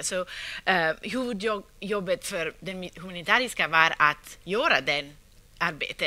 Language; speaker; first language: Swedish; non-native, fluent; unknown